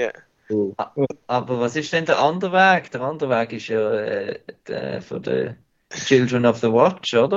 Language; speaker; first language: German; native; German